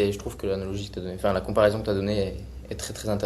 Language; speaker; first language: French; native; French